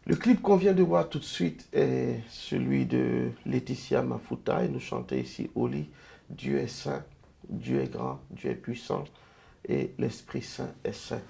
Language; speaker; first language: French; non-native, local second language; Lingala